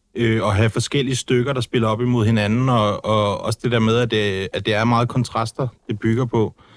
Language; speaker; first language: Danish; native; Danish